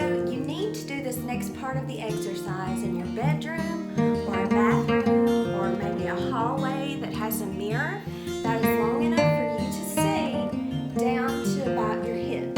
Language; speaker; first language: English; native; English